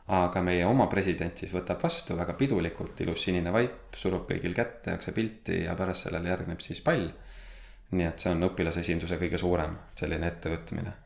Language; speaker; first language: Estonian; native; Estonian